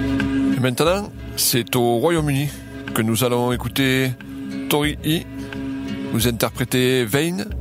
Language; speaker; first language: French; native; French